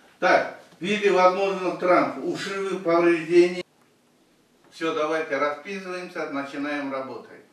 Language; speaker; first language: Russian; non-native, local second language; Kazakh